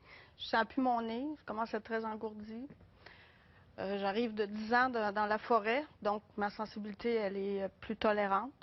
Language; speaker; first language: French; native; French